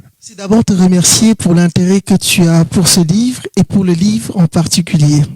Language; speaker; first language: French; non-native, local second language; Wolof